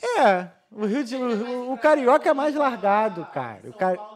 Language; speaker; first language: Portuguese; native; Portuguese